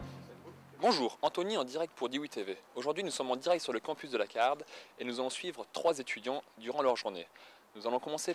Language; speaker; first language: French; native; French